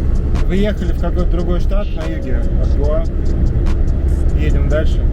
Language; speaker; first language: Russian; native; Russian